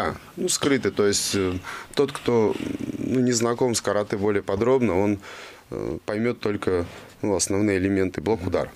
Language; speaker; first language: Russian; native; Russian